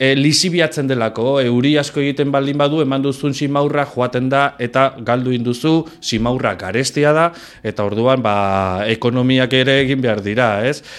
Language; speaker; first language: Basque; non-native, local second language; Spanish